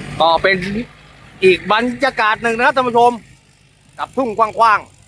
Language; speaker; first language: Thai; native; Thai